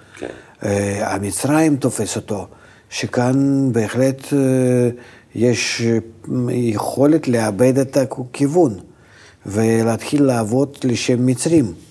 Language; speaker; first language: Hebrew; non-native, fluent; Russian